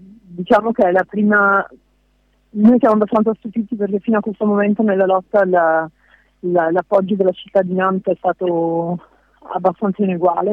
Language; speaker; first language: Italian; non-native, fluent; French